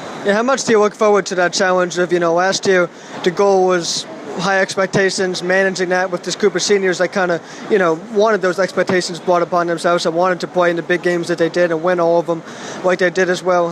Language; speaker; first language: English; native; English